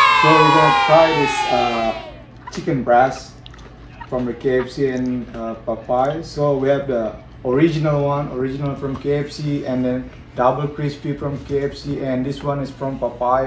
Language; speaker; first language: English; non-native, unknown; Indonesian